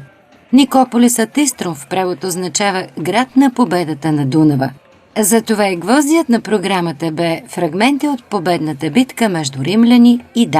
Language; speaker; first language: Bulgarian; native; Bulgarian